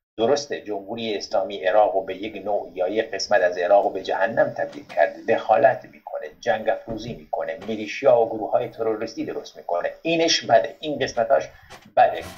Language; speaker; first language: Persian; non-native, local second language; Kurdish